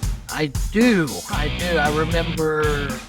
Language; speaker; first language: English; native; English